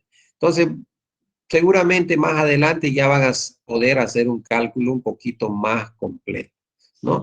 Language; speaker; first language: Spanish; native; Spanish